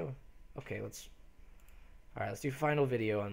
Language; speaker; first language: English; native; English